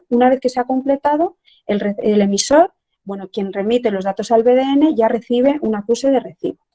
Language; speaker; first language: Spanish; native; Spanish